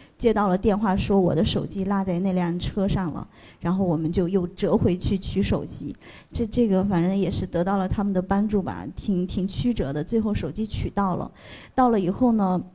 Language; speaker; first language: Chinese; native; Chinese